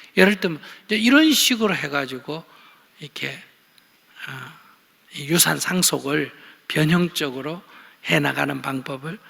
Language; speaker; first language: Korean; native; Korean